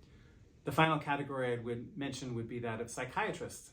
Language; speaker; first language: English; native; English